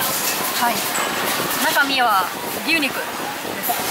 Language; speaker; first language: Japanese; non-native, fluent; Vietnamese